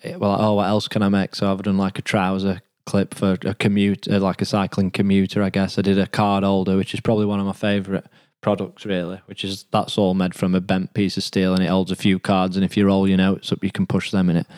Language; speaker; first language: English; native; English